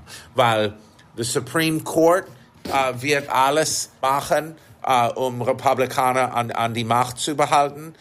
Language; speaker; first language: German; non-native, fluent; English